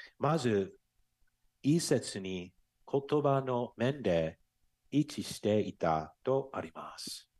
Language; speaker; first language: Japanese; non-native, fluent; English